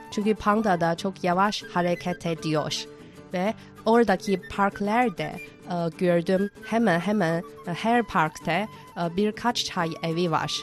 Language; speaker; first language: Turkish; non-native, fluent; Chinese